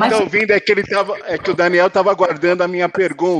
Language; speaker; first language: Portuguese; native; Portuguese